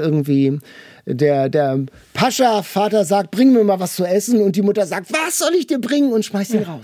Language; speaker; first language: German; native; German